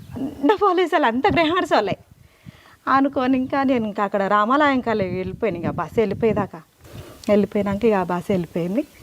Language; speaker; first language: Telugu; native; Telugu